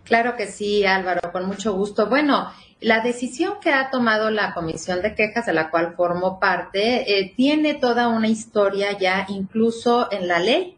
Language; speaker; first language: Spanish; native; Spanish